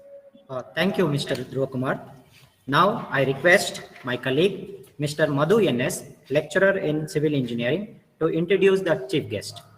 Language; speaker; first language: English; non-native, local second language; Kannada